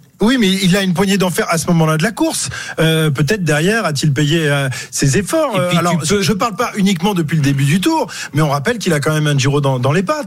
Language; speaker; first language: French; native; French